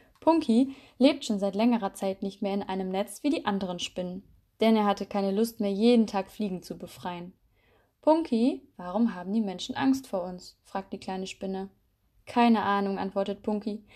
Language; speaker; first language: German; native; German